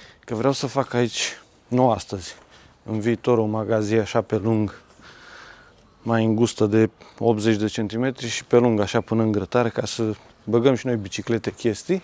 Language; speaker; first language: Romanian; native; Romanian